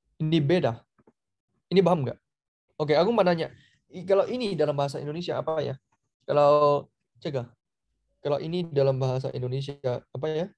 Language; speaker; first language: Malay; non-native, fluent; Chinese